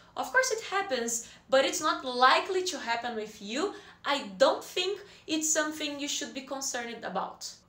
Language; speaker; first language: English; non-native, fluent; Portuguese